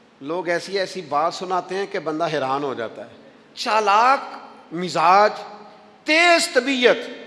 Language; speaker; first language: Urdu; non-native, local second language; Punjabi